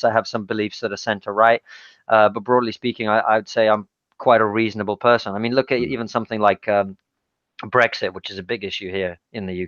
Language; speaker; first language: English; non-native, fluent; Russian